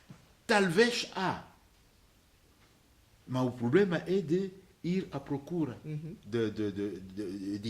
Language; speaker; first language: Portuguese; non-native, fluent; French